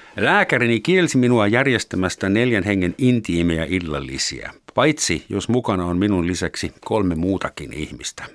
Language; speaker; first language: Finnish; non-native, fluent; German